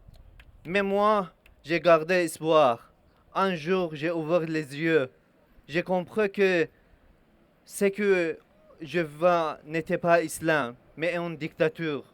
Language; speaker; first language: French; non-native, learner; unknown